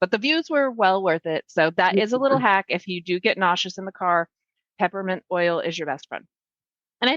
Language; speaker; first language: English; native; English